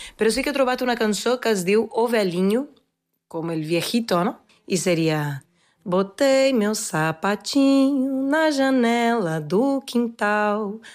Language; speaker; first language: Catalan; non-native, fluent; Portuguese